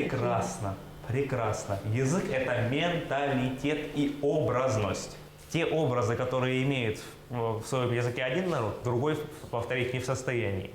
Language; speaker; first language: Russian; native; Russian